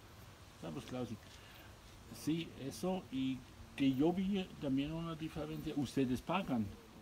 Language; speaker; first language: Spanish; non-native, fluent; German